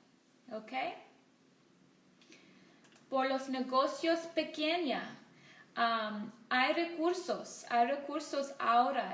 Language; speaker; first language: Spanish; non-native, learner; English